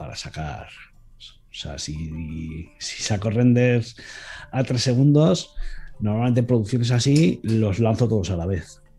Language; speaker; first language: Spanish; native; Spanish